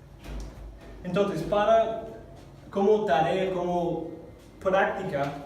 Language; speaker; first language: Spanish; non-native, fluent; English